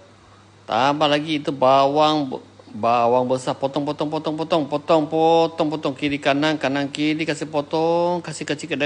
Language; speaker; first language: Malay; non-native, local second language; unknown